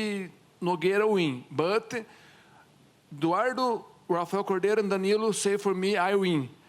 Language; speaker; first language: English; non-native, learner; Portuguese